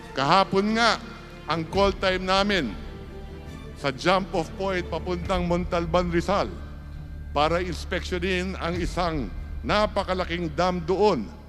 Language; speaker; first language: Filipino; native; Filipino